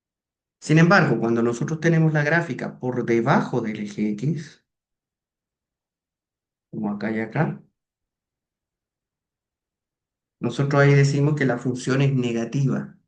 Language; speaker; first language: Spanish; native; Spanish